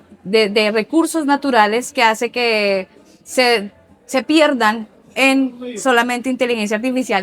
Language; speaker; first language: Spanish; native; Spanish